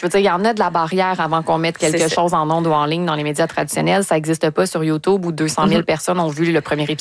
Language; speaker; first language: French; native; French